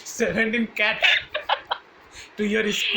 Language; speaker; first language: English; non-native, learner; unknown